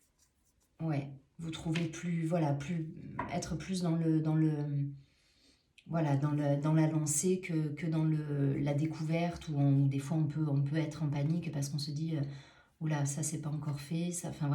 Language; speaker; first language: French; native; French